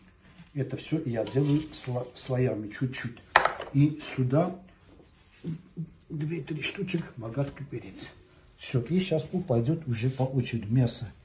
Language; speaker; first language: Russian; non-native, fluent; Armenian